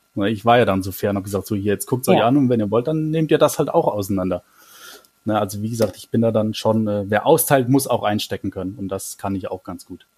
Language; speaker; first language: German; native; German